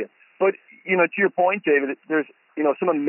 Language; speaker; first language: English; native; English